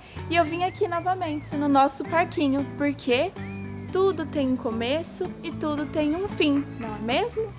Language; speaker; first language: Portuguese; native; Portuguese